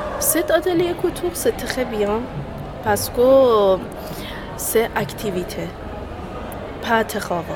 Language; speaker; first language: French; non-native, learner; Persian